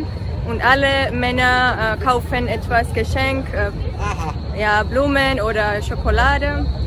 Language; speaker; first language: German; non-native, learner; Georgian